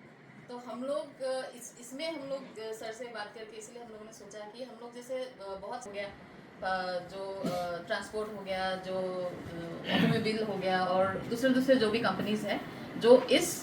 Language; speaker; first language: Hindi; non-native, local second language; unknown